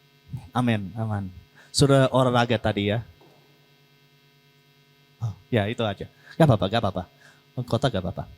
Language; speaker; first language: Indonesian; non-native, learner; English